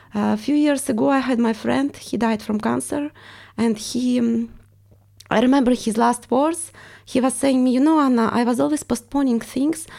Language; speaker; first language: English; non-native, fluent; Estonian